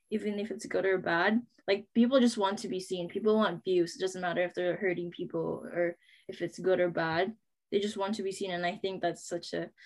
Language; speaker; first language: English; non-native, local second language; Filipino